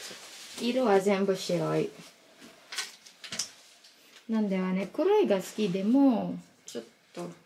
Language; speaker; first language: Japanese; non-native, learner; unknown